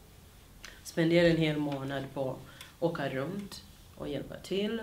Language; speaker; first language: Swedish; early bilingual, other home language; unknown